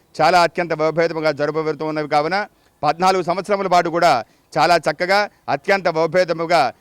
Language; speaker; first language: Telugu; native; Telugu